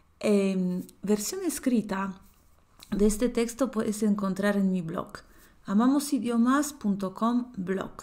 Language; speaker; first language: Spanish; non-native, fluent; Polish